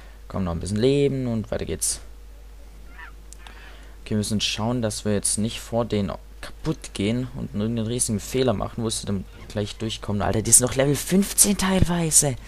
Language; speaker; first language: German; native; German